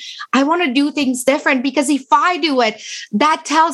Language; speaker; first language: English; non-native, fluent; Romanian